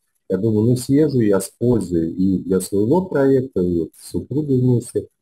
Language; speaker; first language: Russian; native; Russian